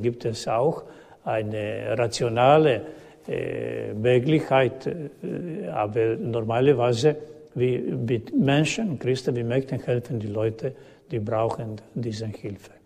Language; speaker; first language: German; non-native, learner; Croatian